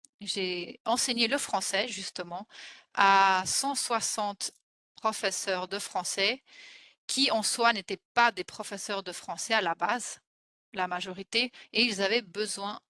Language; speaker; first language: French; non-native, fluent; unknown